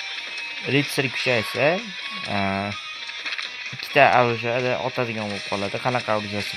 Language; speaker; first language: Turkish; non-native, learner; Uzbek